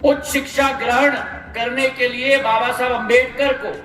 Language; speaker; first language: Hindi; non-native, local second language; Marathi